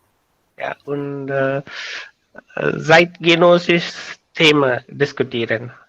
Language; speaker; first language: German; non-native, learner; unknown